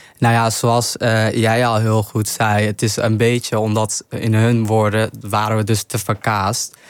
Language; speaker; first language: Dutch; early bilingual, other home language; Somali